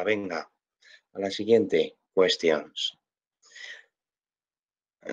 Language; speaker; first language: Spanish; native; Spanish